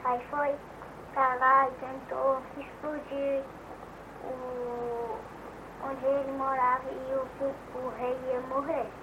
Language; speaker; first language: Portuguese; early bilingual, heritage; Portuguese